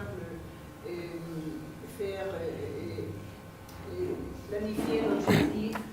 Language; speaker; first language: French; non-native, fluent; Spanish